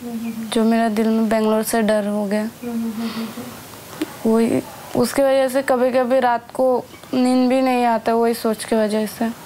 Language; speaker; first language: Hindi; native; Hindi